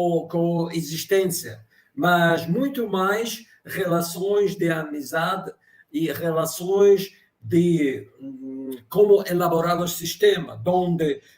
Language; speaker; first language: Portuguese; non-native, fluent; Russian